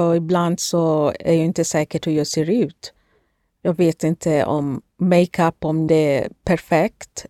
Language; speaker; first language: Swedish; non-native, fluent; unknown